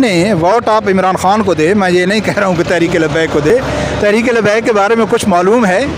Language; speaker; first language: Urdu; native; Urdu